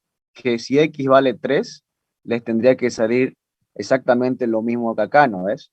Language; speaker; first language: Spanish; native; Spanish